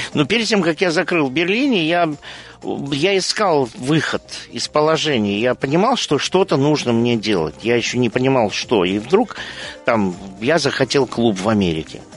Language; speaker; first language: Russian; early bilingual, heritage; Russian